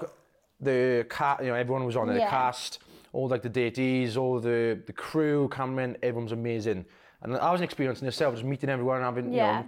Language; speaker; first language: English; native; English